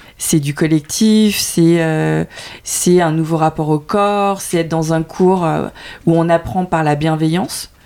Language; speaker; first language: French; early bilingual, other home language; Vietnamese